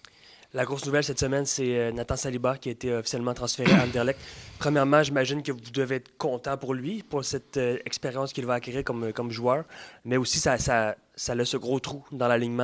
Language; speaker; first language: French; native; French